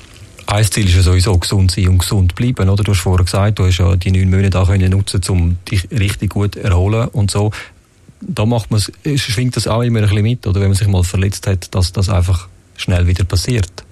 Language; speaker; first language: German; native; German